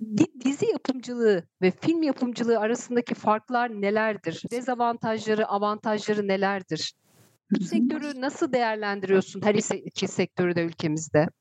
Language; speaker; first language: Turkish; native; Turkish